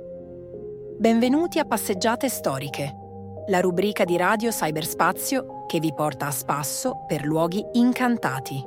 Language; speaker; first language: Italian; native; Italian